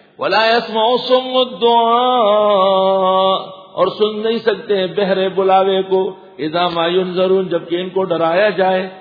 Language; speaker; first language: Urdu; non-native, local second language; Pashto